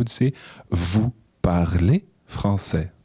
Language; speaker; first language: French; non-native, fluent; English